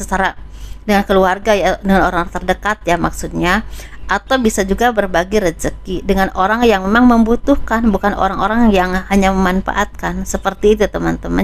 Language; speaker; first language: Indonesian; native; Indonesian